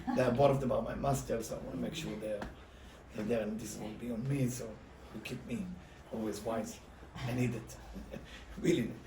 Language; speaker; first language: English; non-native, fluent; Hebrew